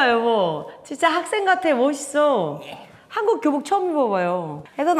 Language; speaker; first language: Korean; native; Korean